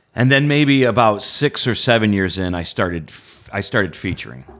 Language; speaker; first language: English; native; English